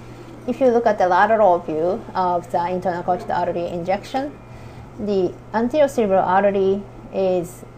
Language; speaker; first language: English; non-native, fluent; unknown